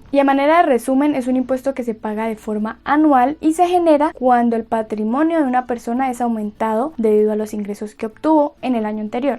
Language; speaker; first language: Spanish; native; Spanish